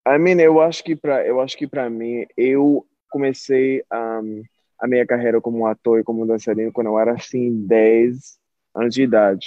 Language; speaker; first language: Portuguese; early bilingual, heritage; Portuguese